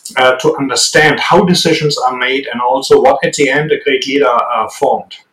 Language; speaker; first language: English; non-native, fluent; German